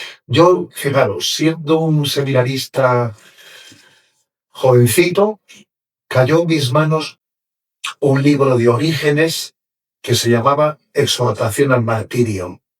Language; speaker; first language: Spanish; native; Spanish